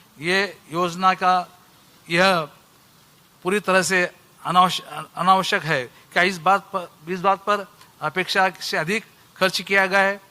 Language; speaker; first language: Hindi; non-native, local second language; Marathi